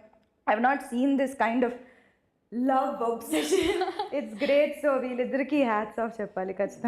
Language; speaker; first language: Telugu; non-native, fluent; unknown